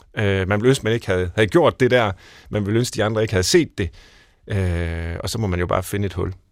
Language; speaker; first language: Danish; native; Danish